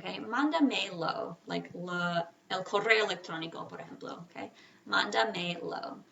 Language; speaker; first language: Spanish; non-native, fluent; English